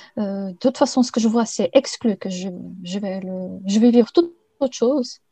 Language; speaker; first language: French; non-native, fluent; Bulgarian